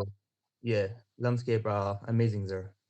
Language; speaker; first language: English; non-native, learner; French